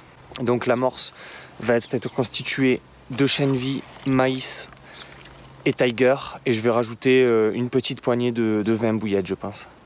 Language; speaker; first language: French; native; French